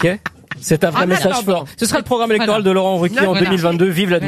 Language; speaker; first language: French; native; French